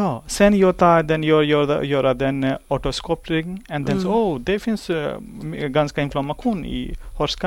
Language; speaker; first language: Swedish; non-native, learner; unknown